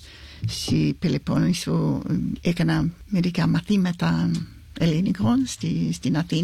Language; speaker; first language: Greek; non-native, fluent; English